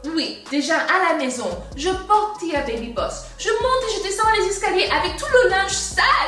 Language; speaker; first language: French; non-native, fluent; English